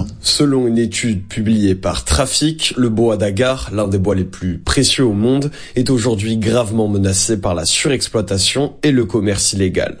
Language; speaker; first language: French; native; French